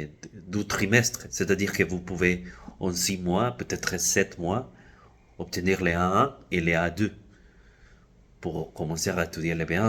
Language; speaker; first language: French; non-native, fluent; Spanish